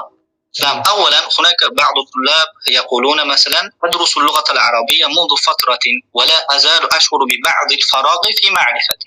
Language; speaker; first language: Arabic; non-native, fluent; Uzbek